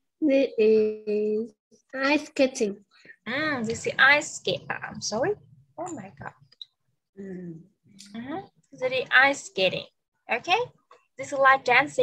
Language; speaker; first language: English; non-native, fluent; Vietnamese